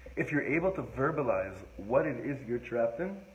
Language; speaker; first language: English; native; English